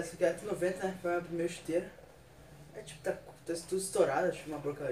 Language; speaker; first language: Portuguese; native; Portuguese